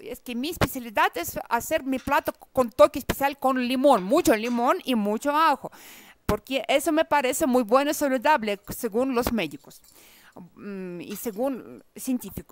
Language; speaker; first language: Spanish; non-native, fluent; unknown